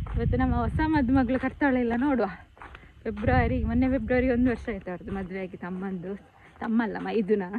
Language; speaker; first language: Kannada; non-native, local second language; Tulu